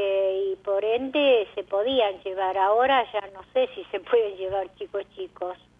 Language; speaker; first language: Spanish; native; Spanish